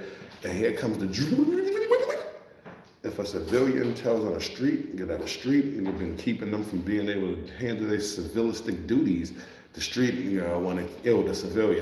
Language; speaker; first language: English; native; English